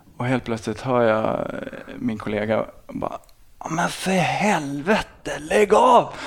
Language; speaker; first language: Swedish; native; Swedish